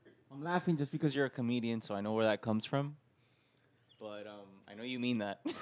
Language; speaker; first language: English; early bilingual, other home language; Spanish